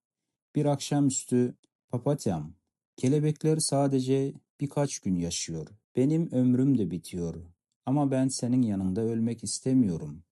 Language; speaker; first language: Turkish; non-native, fluent; Kazakh